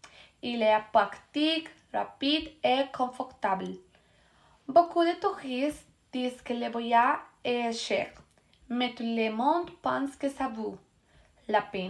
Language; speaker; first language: French; non-native, learner; Spanish